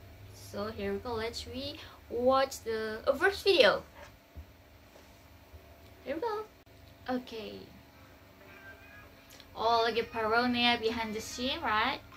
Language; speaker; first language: English; non-native, learner; Indonesian